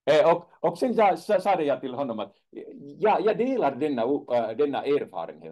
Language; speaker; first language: Swedish; non-native, fluent; Finnish